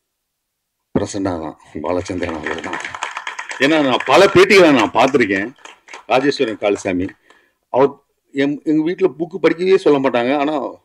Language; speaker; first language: Tamil; native; Tamil